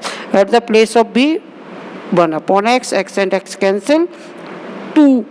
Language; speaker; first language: English; non-native, local second language; Hindi